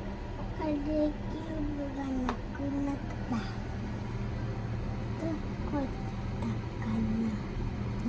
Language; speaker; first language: Japanese; early bilingual, other home language; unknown